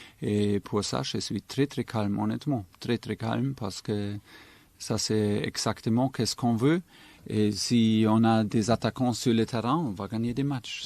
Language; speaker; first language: French; non-native, fluent; German